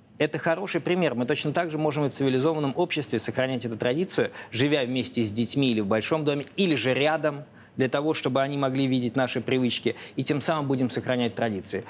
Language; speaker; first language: Russian; native; Russian